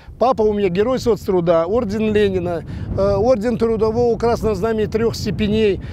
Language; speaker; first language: Russian; non-native, local second language; Crimean Tatar